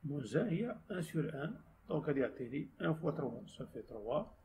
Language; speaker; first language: French; non-native, local second language; Arabic